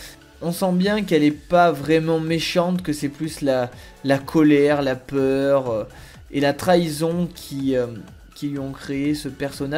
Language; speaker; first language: French; native; French